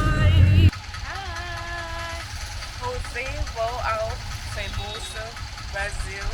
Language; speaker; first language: Portuguese; non-native, learner; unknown